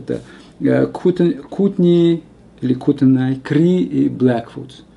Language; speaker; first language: Russian; non-native, local second language; Kazakh